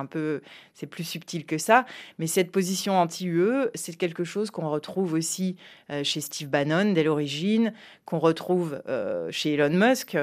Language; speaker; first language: French; native; French